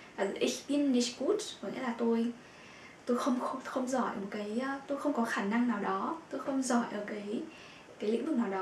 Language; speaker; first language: Vietnamese; native; Vietnamese